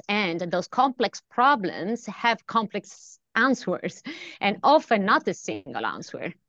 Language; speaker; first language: English; non-native, fluent; Italian